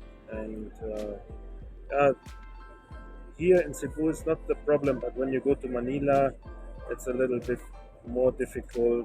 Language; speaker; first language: English; non-native, learner; German